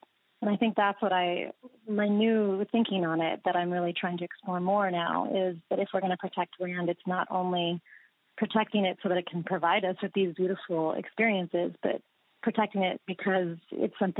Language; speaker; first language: English; native; English